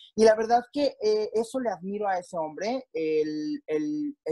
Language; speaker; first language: Spanish; native; Spanish